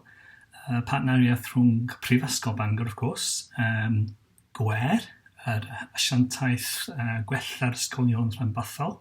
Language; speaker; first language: Welsh; non-native, local second language; English